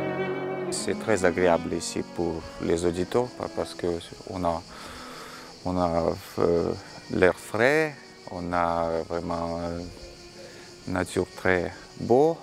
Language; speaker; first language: French; non-native, learner; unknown